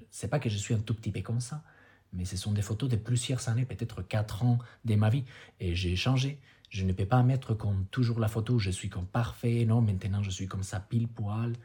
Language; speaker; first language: French; non-native, fluent; Spanish